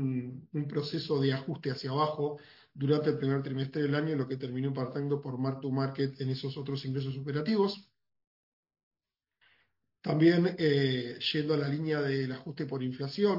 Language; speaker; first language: Spanish; native; Spanish